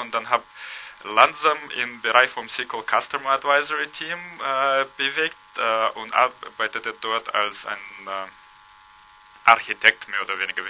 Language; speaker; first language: German; non-native, fluent; Russian